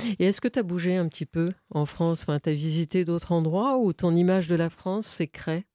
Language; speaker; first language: French; native; French